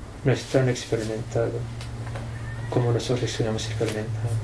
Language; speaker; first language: Spanish; non-native, fluent; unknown